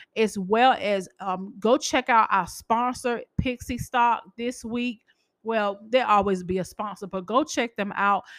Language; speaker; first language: English; native; English